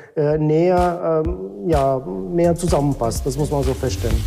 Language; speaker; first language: German; non-native, fluent; Romanian